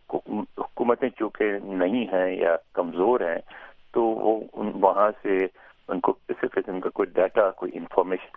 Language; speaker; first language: Urdu; native; Urdu